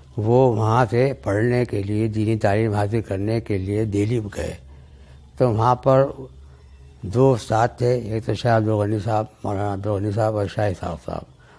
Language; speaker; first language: Urdu; native; Urdu